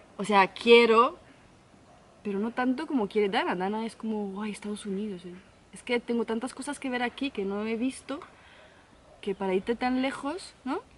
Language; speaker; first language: Spanish; non-native, fluent; Romanian